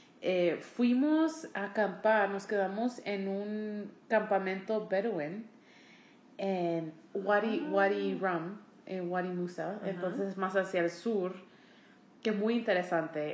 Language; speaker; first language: Spanish; early bilingual, heritage; Spanish